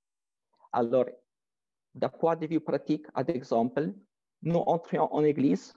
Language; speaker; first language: French; non-native, fluent; Ukrainian